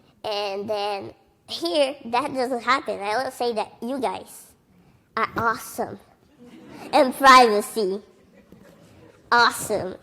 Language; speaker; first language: English; early bilingual, other home language; Portuguese